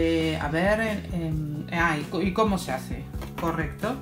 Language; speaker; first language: Spanish; native; Spanish